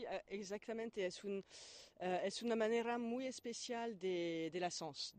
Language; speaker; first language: Spanish; non-native, fluent; French